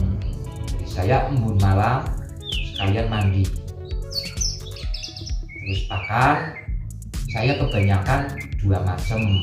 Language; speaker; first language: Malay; non-native, local second language; Javanese